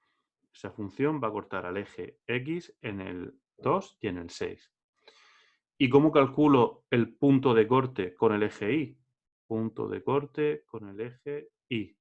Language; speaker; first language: Spanish; native; Spanish